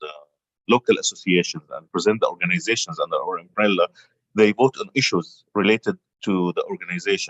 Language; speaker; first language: English; non-native, fluent; Arabic